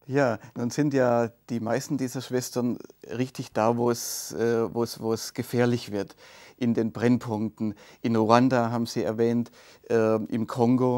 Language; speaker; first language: German; native; German